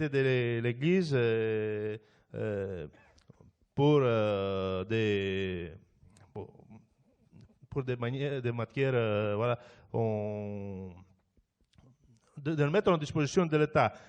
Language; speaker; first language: French; non-native, fluent; Greek